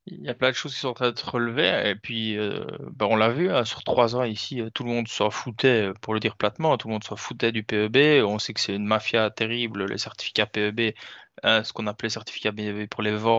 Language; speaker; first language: French; native; French